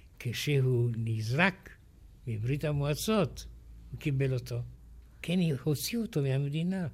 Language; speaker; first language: Hebrew; non-native, fluent; Romanian